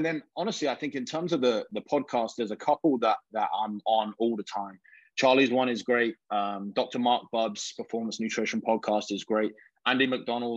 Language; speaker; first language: English; native; English